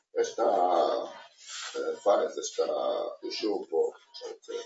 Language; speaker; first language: Hebrew; non-native, local second language; Arabic